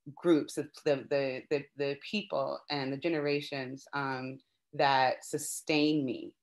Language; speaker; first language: English; native; English